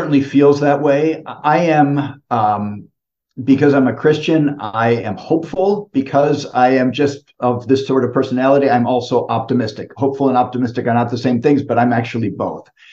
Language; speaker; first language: English; native; English